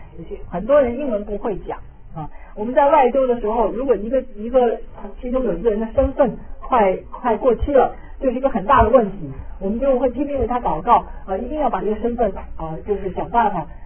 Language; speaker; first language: Chinese; native; Chinese